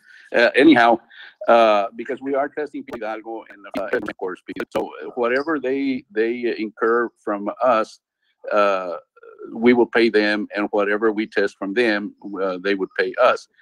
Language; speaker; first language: English; early bilingual, other home language; Spanish